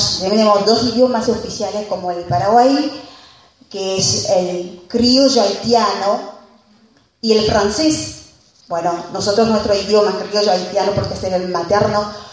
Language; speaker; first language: Spanish; non-native, fluent; Haitian Creole